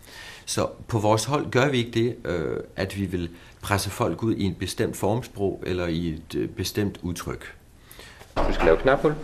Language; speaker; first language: Danish; native; Danish